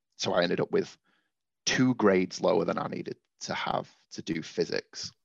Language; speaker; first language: English; native; English